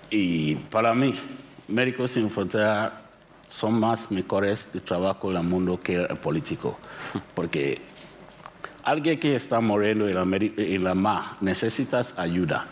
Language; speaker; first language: Spanish; non-native, learner; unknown